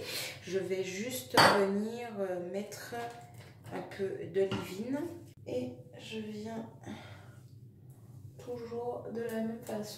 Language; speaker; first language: French; native; French